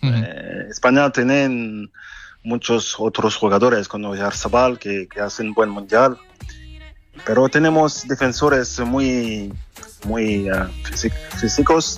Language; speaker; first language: Spanish; non-native, fluent; French